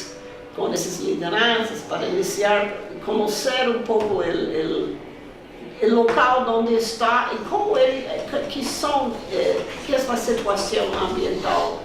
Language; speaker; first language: Spanish; non-native, fluent; English